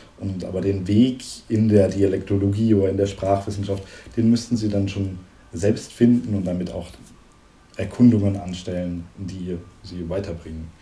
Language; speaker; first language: German; native; German